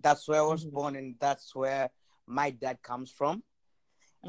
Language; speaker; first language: English; non-native, local second language; Swahili